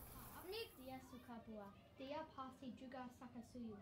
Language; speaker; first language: Indonesian; non-native, learner; English